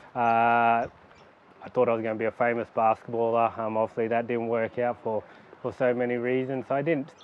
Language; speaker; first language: English; native; English